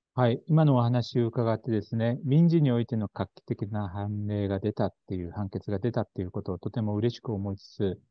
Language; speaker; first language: Japanese; non-native, fluent; Korean